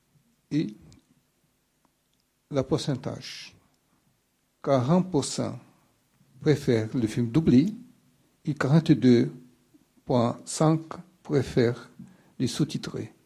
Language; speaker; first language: French; non-native, fluent; Portuguese